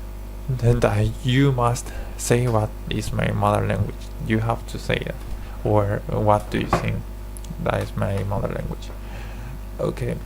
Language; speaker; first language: English; non-native, learner; Spanish